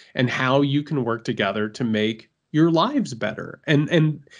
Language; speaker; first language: English; native; English